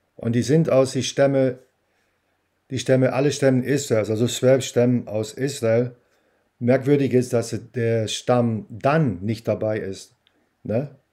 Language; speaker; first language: German; non-native, fluent; English